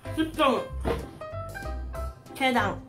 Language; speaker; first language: Korean; non-native, learner; Cantonese